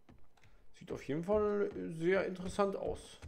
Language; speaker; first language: German; native; German